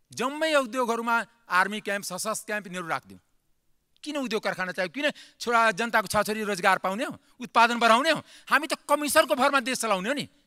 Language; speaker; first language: Nepali; non-native, local second language; Maithili